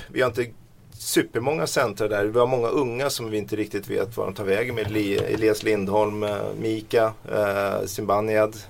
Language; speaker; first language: Swedish; native; Swedish